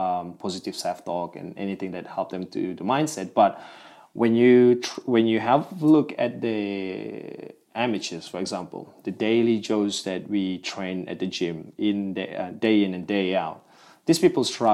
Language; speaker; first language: English; non-native, local second language; Malay